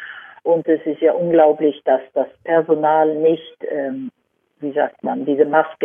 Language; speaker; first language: German; non-native, fluent; Swedish